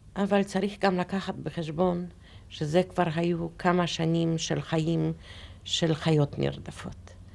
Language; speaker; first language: Hebrew; non-native, fluent; Polish